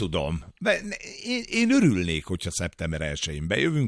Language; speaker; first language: Hungarian; native; Hungarian